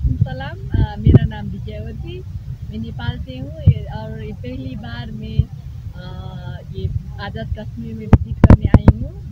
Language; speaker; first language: Hindi; non-native, learner; Nepali